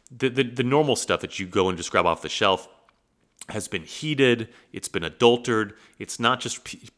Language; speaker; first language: English; native; English